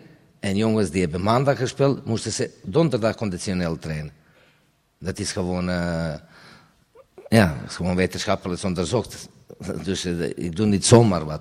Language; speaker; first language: Dutch; non-native, fluent; Serbian